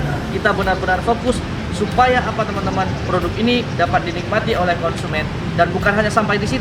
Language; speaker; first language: Indonesian; native; Indonesian